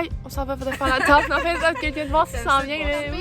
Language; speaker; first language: French; native; French